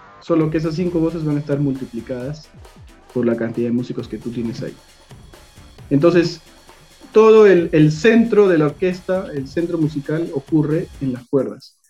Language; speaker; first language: Spanish; native; Spanish